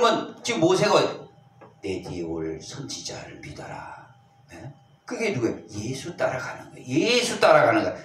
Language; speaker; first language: Korean; native; Korean